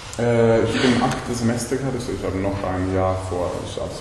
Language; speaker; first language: German; non-native, learner; Swedish